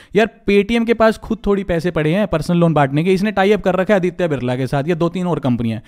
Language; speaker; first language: Hindi; native; Hindi